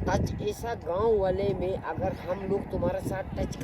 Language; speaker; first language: Hindi; non-native, local second language; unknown